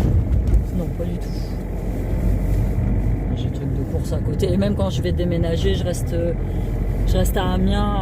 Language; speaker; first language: French; native; French